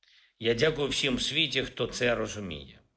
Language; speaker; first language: Ukrainian; non-native, local second language; Russian